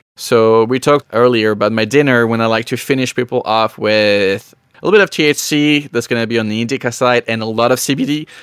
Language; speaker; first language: English; non-native, fluent; French